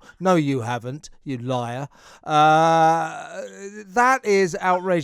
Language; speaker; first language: English; native; English